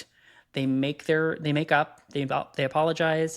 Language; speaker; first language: English; native; English